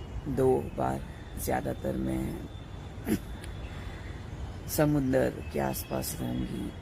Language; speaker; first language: Hindi; native; Hindi